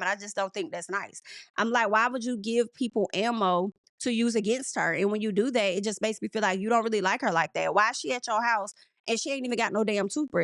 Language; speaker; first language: English; native; English